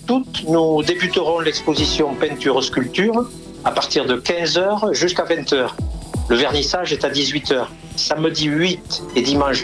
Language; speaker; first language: French; native; French